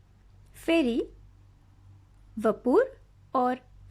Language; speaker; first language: English; non-native, fluent; Bangla